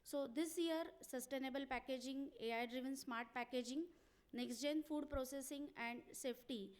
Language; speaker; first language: English; non-native, local second language; Marathi